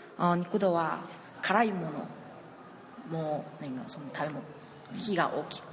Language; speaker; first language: Japanese; non-native, learner; Chinese